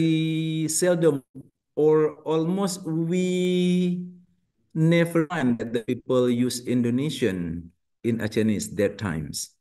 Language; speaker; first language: English; non-native, learner; Indonesian